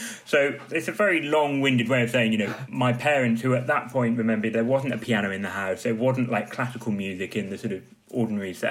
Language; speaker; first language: English; native; English